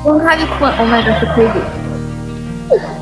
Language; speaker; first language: English; non-native, learner; Thai